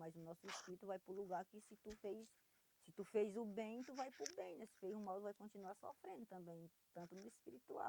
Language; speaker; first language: Portuguese; non-native, local second language; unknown